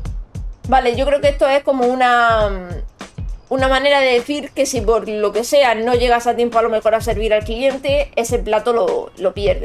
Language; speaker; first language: Spanish; native; Spanish